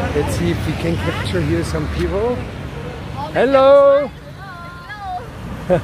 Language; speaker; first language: English; non-native, fluent; German